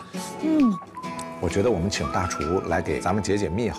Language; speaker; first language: Chinese; native; Chinese